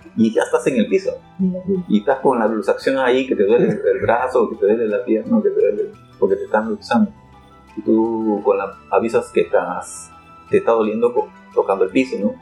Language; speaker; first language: Spanish; native; Spanish